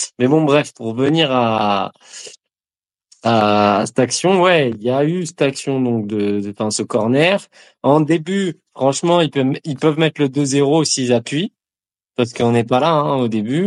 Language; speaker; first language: French; native; French